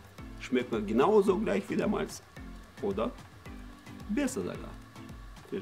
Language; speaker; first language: German; non-native, fluent; Russian